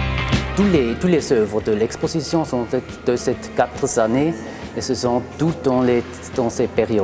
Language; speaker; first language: French; non-native, local second language; German